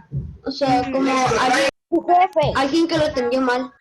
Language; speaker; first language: Spanish; native; Spanish